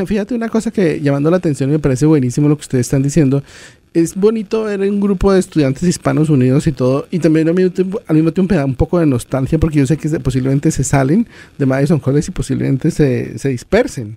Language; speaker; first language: Spanish; native; Spanish